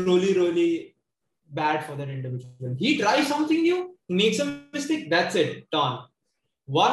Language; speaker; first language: English; non-native, local second language; Hindi